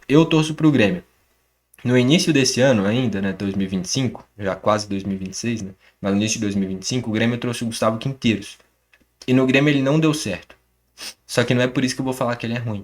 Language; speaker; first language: Portuguese; native; Portuguese